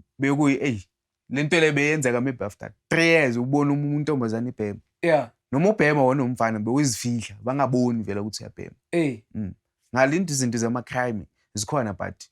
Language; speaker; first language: Zulu; non-native, fluent; Tsonga